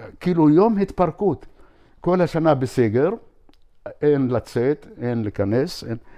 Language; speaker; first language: Hebrew; non-native, local second language; Arabic